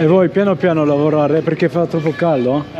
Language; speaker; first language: Italian; non-native, learner; French